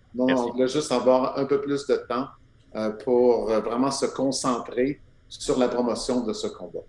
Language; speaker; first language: French; native; French